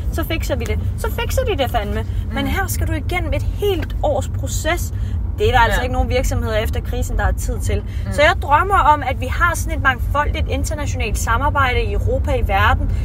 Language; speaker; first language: Danish; early bilingual, other home language; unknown